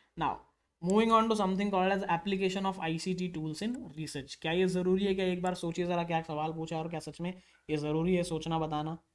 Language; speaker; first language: Hindi; native; Hindi